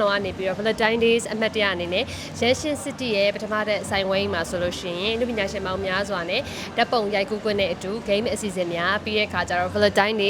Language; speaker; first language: Burmese; native; Burmese